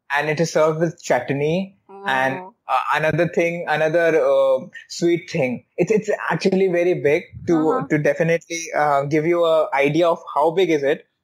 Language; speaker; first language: English; non-native, local second language; Hindi